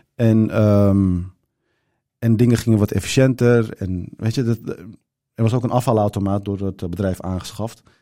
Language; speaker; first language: Dutch; early bilingual, other home language; Turkish